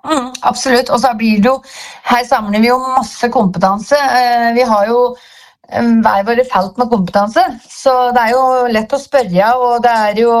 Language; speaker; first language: Norwegian; native; Norwegian